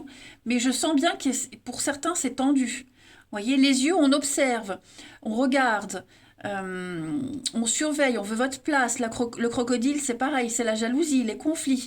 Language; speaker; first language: French; native; French